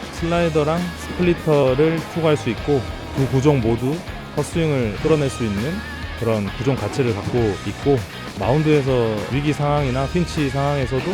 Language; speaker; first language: Korean; native; Korean